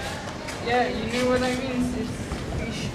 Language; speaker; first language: English; non-native, learner; French